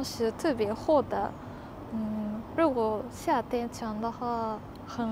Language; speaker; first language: Chinese; non-native, learner; Japanese